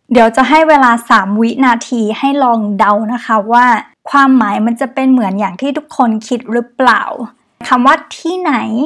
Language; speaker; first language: Thai; native; Thai